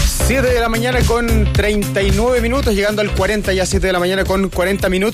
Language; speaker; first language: Spanish; native; Spanish